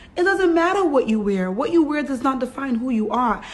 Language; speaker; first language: English; native; English